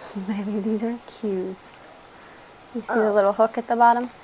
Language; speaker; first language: English; native; English